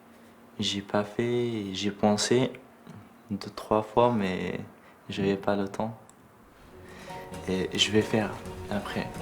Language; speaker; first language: French; non-native, learner; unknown